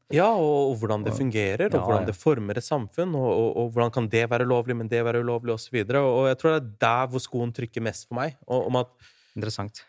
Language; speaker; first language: Norwegian; early bilingual, other home language; Urdu